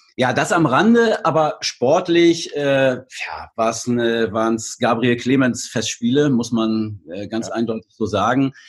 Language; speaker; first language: German; native; German